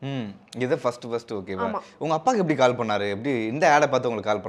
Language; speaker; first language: Tamil; native; Tamil